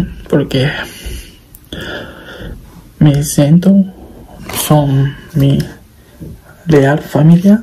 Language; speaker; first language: Spanish; non-native, learner; Japanese